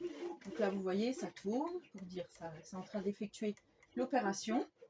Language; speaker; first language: French; native; French